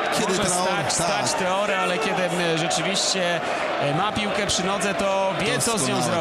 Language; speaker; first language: Polish; native; Polish